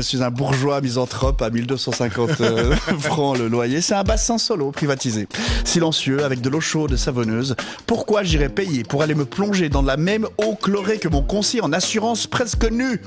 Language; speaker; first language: French; native; French